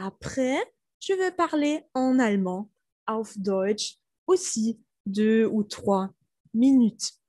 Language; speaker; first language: French; non-native, fluent; German